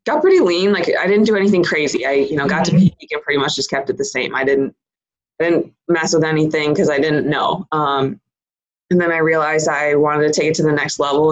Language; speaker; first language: English; native; English